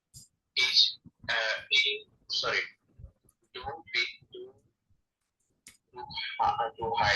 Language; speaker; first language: German; non-native, learner; Bangla